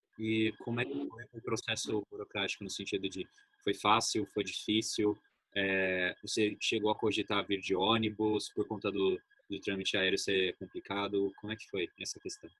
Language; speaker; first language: Portuguese; native; Portuguese